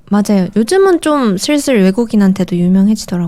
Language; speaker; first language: Korean; native; Korean